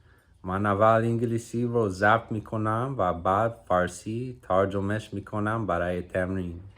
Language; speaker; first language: Persian; non-native, fluent; English